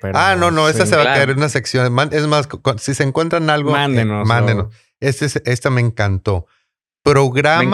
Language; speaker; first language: Spanish; native; Spanish